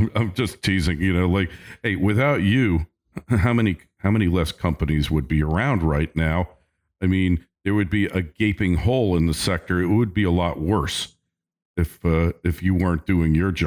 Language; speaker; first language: English; native; English